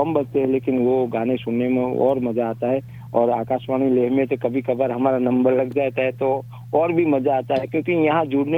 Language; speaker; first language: Hindi; non-native, local second language; Gujarati